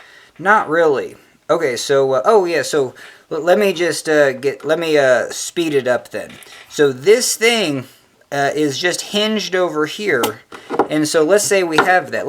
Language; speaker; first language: English; native; English